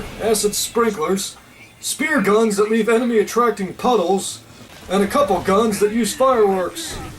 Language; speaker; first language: English; native; English